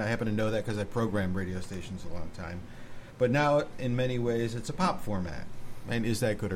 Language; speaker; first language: English; native; English